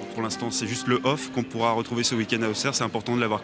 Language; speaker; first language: French; native; French